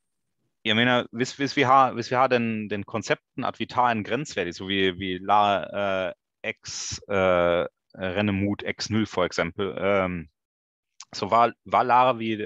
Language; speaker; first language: Norwegian; non-native, fluent; German